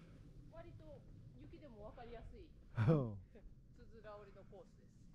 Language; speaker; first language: Japanese; native; Japanese